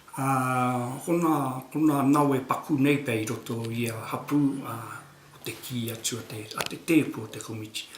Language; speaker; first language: Māori; native; Māori